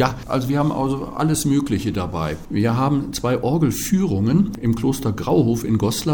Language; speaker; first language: German; native; German